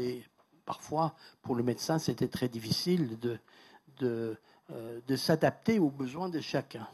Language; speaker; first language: French; non-native, fluent; Persian